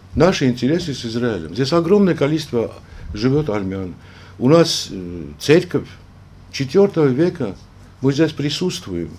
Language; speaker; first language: Russian; non-native, local second language; Armenian